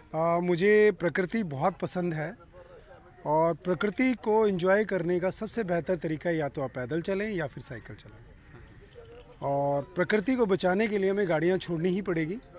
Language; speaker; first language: Hindi; native; Hindi